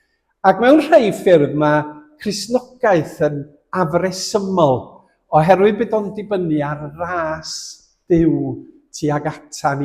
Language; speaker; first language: Welsh; native; Welsh